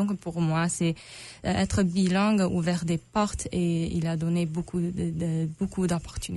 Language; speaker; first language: French; non-native, local second language; English